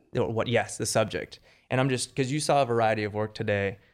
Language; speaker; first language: English; native; English